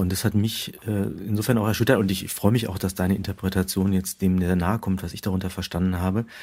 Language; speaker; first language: German; native; German